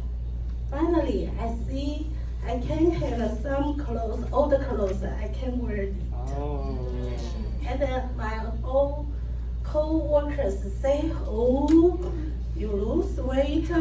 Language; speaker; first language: English; non-native, learner; Chinese